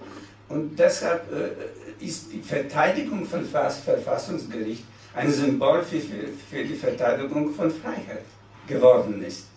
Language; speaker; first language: German; non-native, fluent; Polish